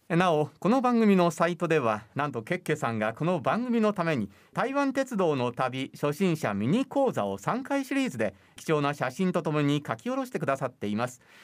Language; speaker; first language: Japanese; native; Japanese